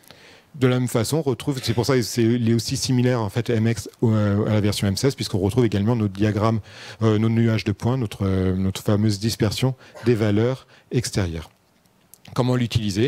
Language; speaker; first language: French; native; French